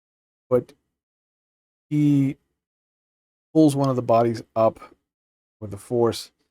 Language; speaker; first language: English; native; English